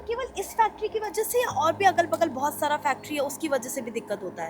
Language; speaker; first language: Hindi; native; Hindi